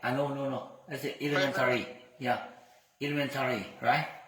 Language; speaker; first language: English; non-native, learner; Vietnamese